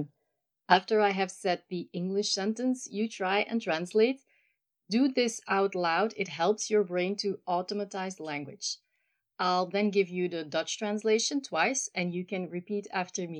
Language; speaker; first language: English; non-native, fluent; Dutch